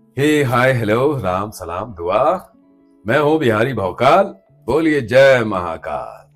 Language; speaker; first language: Hindi; native; Hindi